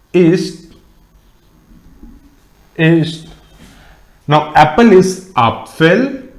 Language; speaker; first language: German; non-native, fluent; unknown